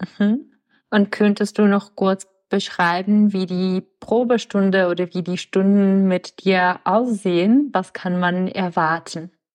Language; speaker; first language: German; non-native, fluent; Czech